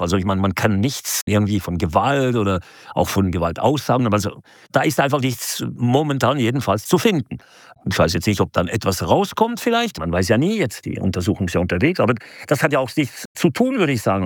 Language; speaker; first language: German; native; German